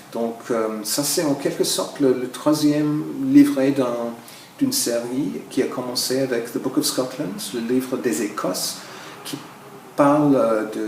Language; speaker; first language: French; non-native, fluent; English